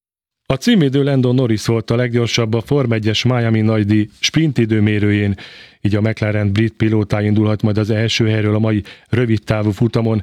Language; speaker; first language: Hungarian; native; Hungarian